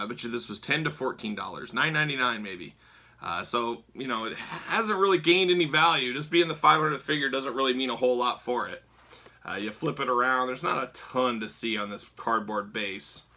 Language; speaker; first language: English; native; English